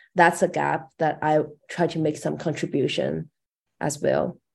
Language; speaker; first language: English; non-native, fluent; Chinese